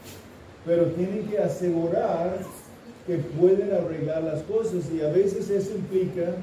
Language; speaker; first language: Spanish; non-native, fluent; English